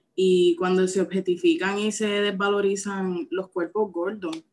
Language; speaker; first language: Spanish; native; Spanish